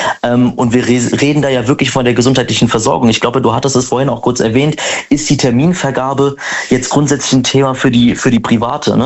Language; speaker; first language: German; native; German